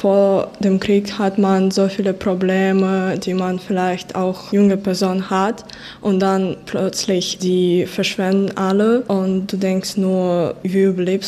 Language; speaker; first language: German; non-native, fluent; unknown